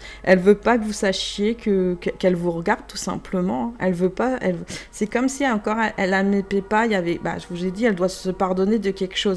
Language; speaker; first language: French; native; French